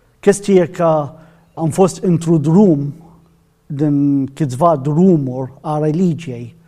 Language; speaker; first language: Romanian; non-native, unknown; Arabic